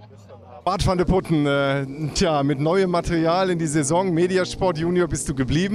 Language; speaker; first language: German; native; German